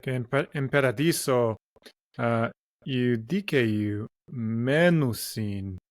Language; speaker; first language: Greek; non-native, learner; English